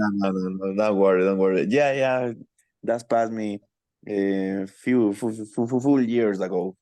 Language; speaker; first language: English; non-native, learner; Spanish